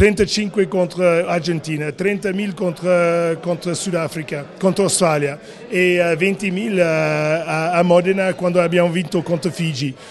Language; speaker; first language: Italian; non-native, learner; English